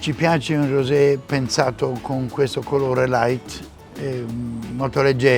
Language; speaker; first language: Italian; native; Italian